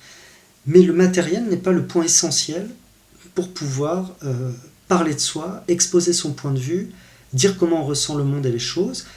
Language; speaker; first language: French; native; French